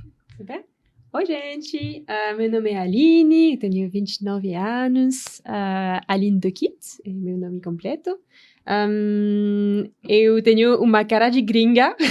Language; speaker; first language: Portuguese; non-native, learner; French